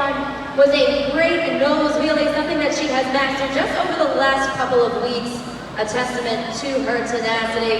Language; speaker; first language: English; native; English